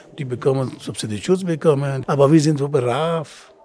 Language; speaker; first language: German; non-native, learner; Persian